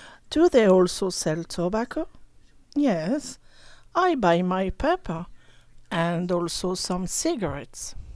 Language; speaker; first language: English; non-native, fluent; French